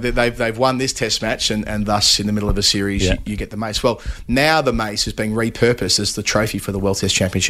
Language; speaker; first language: English; native; English